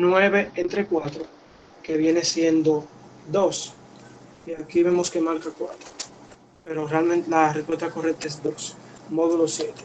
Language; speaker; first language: Spanish; native; Spanish